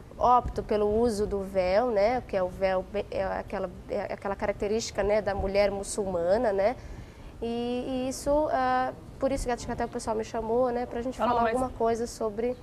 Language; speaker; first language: Portuguese; native; Portuguese